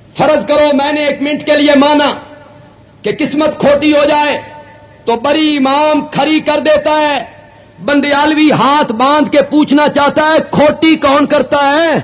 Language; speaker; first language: Urdu; non-native, local second language; Punjabi